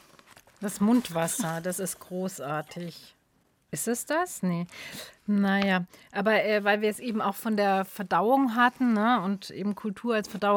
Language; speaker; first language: German; native; German